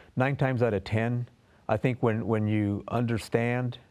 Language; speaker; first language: English; native; English